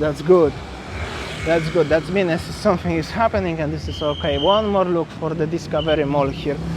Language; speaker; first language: English; non-native, fluent; Polish